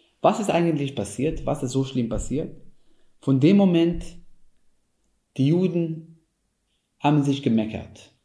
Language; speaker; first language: German; non-native, fluent; Hebrew